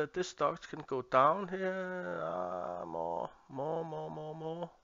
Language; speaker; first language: English; non-native, learner; Danish